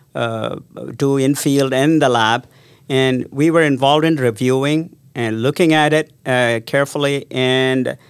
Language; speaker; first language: English; non-native, local second language; Tamil